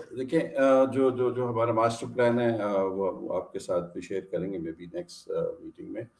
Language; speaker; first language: Urdu; native; Urdu